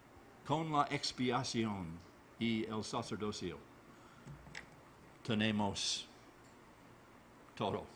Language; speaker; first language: Spanish; non-native, learner; English